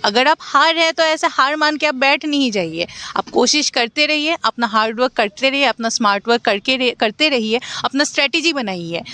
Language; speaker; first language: Hindi; non-native, local second language; Assamese